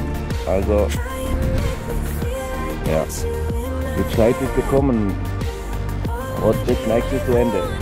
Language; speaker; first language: German; non-native, fluent; French